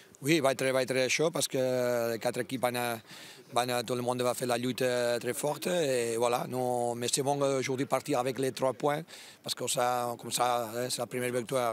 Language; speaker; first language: French; non-native, fluent; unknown